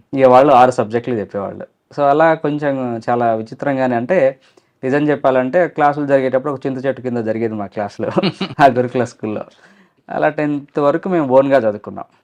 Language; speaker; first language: Telugu; non-native, local second language; Lambadi